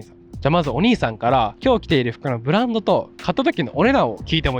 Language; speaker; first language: Japanese; native; Japanese